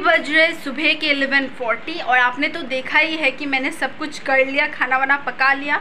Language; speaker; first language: Hindi; non-native, local second language; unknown